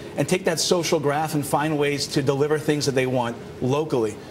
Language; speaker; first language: English; native; English